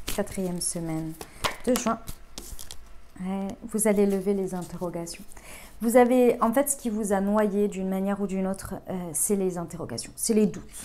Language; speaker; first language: French; native; French